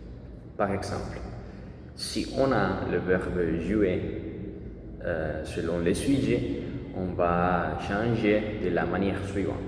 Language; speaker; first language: French; non-native, learner; Spanish